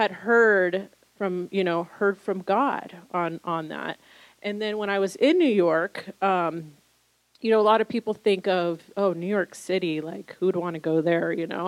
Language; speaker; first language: English; native; English